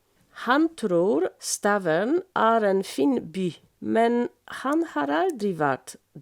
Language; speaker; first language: Norwegian; non-native, fluent; French